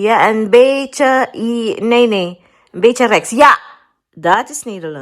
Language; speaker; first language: Dutch; non-native, learner; Cebuano